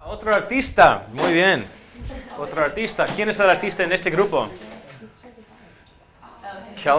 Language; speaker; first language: Spanish; non-native, fluent; English